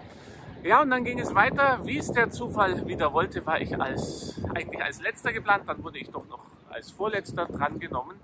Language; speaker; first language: German; native; German